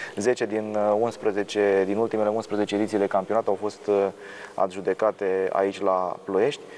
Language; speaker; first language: Romanian; native; Romanian